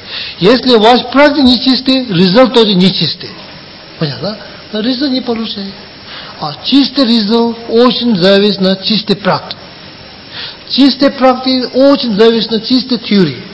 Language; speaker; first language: Russian; non-native, learner; Tibetan